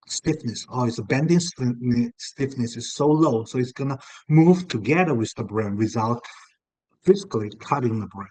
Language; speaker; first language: English; non-native, fluent; Chinese